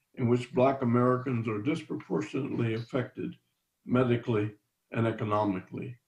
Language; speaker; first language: English; native; English